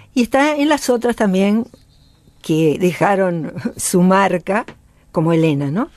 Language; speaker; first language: Spanish; native; Spanish